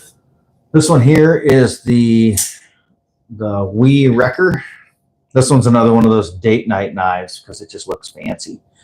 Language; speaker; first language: English; native; English